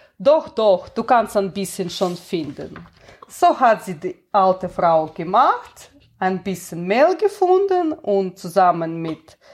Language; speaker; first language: German; non-native, learner; Russian